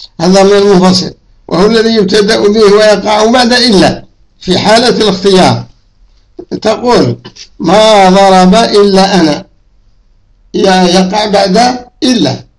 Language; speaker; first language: Arabic; native; Arabic